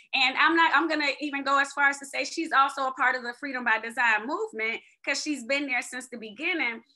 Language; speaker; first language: English; native; English